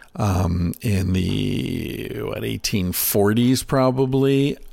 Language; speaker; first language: English; native; English